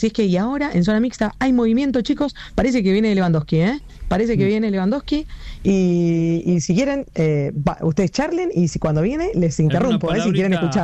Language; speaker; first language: Spanish; native; Spanish